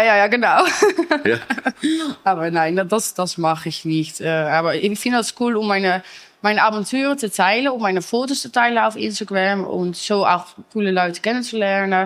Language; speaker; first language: German; non-native, learner; Dutch